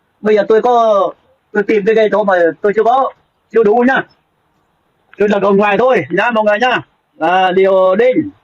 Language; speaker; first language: Vietnamese; non-native, local second language; Jarai